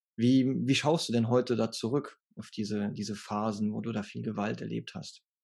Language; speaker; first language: German; early bilingual, other home language; French